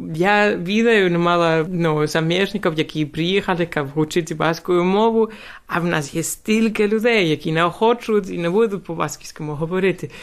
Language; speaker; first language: Ukrainian; non-native, fluent; Basque